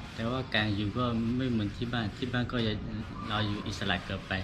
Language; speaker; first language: Thai; non-native, learner; Burmese